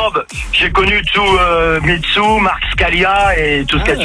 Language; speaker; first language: French; native; French